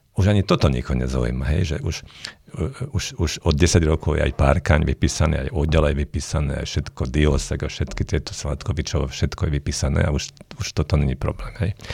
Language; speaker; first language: Slovak; non-native, local second language; Hungarian